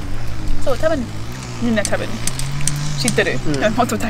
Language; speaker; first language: Japanese; non-native, learner; English